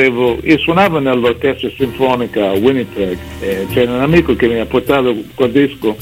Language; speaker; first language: Italian; early bilingual, heritage; English